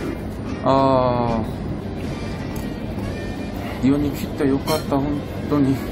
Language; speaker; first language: Japanese; non-native, fluent; Korean